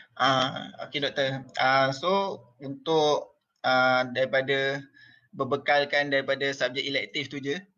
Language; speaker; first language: Malay; native; Malay